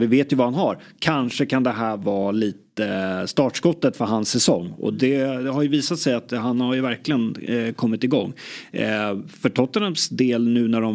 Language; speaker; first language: Swedish; native; Swedish